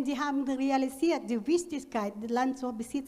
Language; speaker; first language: German; non-native, learner; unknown